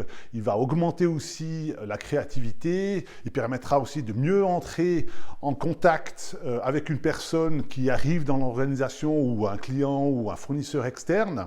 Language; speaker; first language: French; native; French